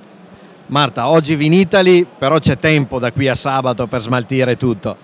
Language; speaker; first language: Italian; native; Italian